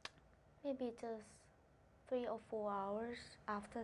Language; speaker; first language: English; non-native, learner; Thai